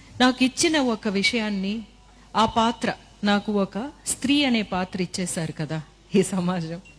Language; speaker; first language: Telugu; native; Telugu